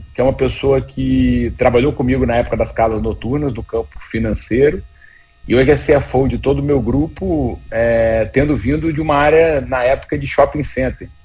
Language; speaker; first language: Portuguese; native; Portuguese